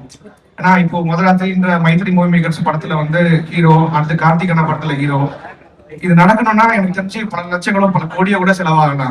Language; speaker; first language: Tamil; native; Tamil